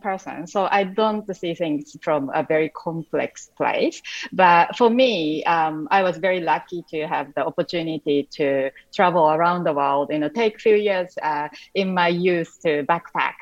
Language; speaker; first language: English; non-native, fluent; Japanese